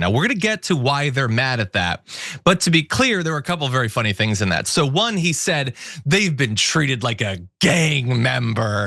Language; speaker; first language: English; native; English